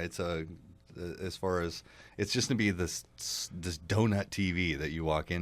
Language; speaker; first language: English; native; English